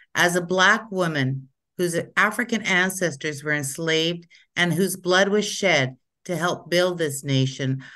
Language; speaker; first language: English; native; English